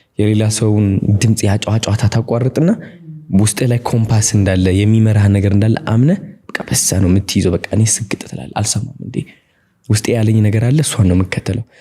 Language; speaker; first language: Amharic; non-native, local second language; Tigrinya